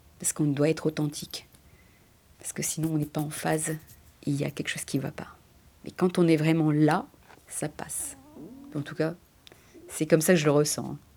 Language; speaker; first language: French; early bilingual, other home language; Spanish